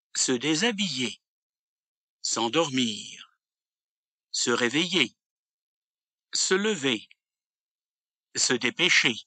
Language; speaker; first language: French; native; French